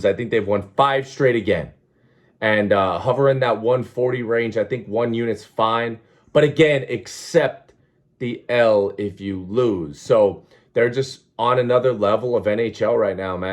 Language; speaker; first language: English; native; English